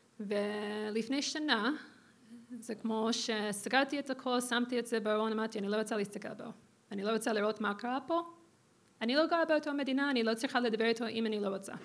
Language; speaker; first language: Hebrew; non-native, fluent; English